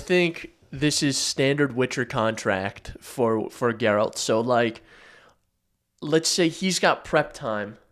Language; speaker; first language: English; native; English